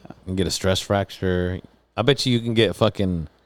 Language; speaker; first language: English; early bilingual, other home language; Spanish